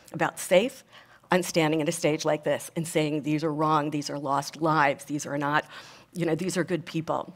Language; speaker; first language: English; native; English